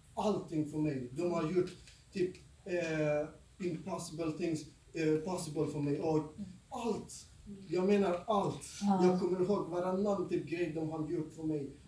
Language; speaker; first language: Swedish; non-native, fluent; Persian